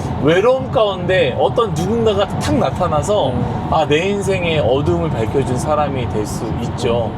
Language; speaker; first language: Korean; native; Korean